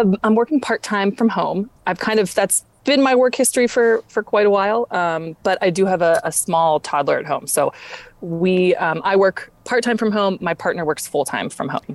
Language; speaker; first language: English; native; English